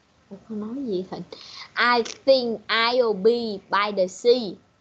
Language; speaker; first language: English; non-native, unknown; Vietnamese